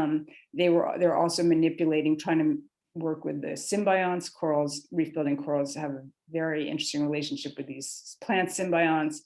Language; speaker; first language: English; native; English